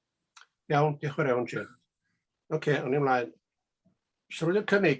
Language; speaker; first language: Welsh; native; Welsh